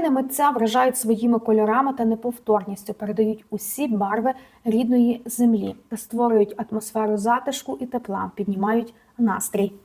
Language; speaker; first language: Ukrainian; native; Ukrainian